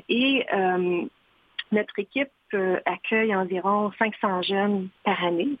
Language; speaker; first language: French; native; French